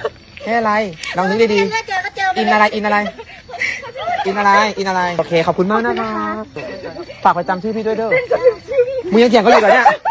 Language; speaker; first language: Thai; native; Thai